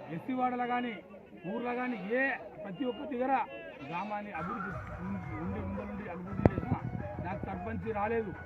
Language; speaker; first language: Telugu; native; Telugu